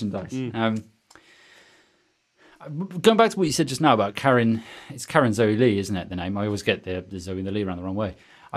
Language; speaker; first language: English; native; English